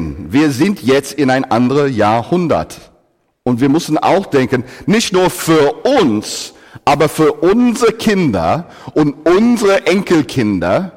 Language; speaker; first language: German; non-native, fluent; English